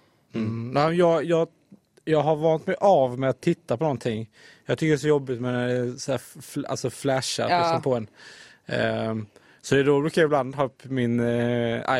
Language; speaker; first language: Swedish; native; Swedish